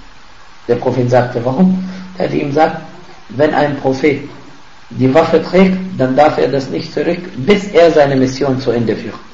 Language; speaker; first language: German; non-native, fluent; Arabic